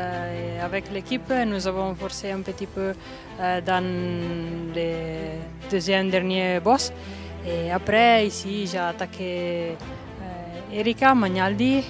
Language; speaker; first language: French; non-native, learner; Italian